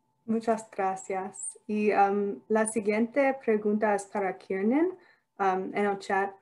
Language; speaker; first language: Spanish; non-native, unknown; English